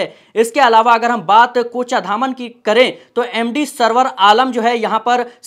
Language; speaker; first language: Hindi; native; Hindi